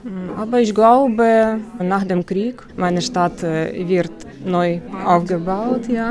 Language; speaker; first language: German; non-native, learner; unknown